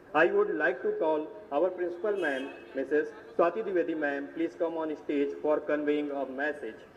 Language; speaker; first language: English; non-native, local second language; Hindi